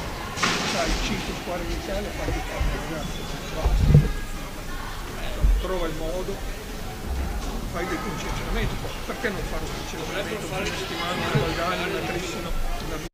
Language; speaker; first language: Italian; native; Italian